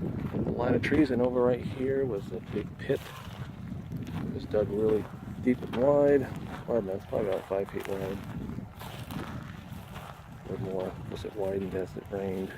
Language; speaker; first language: English; native; English